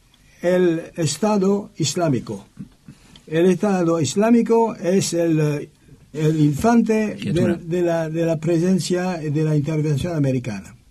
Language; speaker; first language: Spanish; non-native, learner; French